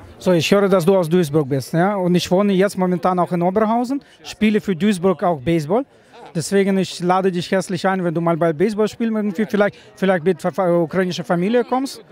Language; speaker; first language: German; non-native, fluent; Ukrainian